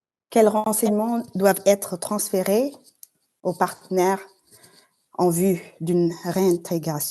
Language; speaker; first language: French; non-native, fluent; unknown